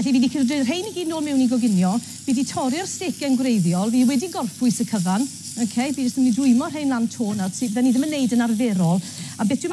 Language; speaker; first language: Welsh; native; Welsh